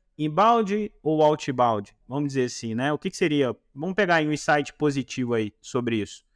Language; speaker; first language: Portuguese; native; Portuguese